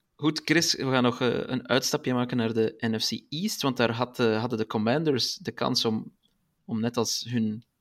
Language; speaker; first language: Dutch; native; Dutch